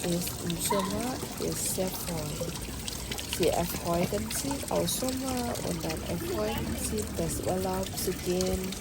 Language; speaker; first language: German; non-native, learner; Thai